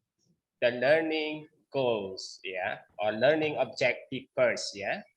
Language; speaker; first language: English; non-native, learner; Indonesian